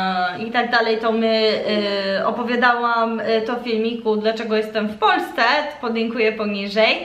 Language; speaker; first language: Polish; early bilingual, heritage; Polish